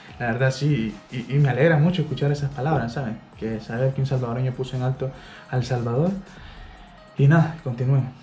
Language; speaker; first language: Spanish; native; Spanish